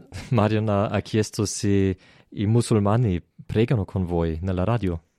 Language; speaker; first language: Italian; non-native, fluent; German